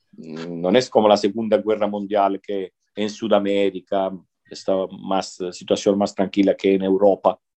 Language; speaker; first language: Spanish; non-native, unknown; Italian